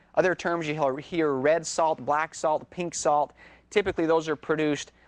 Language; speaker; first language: English; native; English